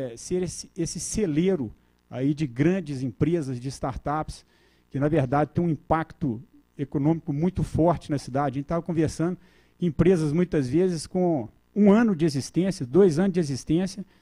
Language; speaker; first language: Portuguese; native; Portuguese